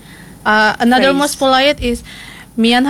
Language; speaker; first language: English; non-native, learner; Indonesian